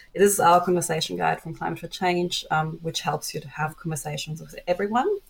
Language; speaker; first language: English; non-native, fluent; German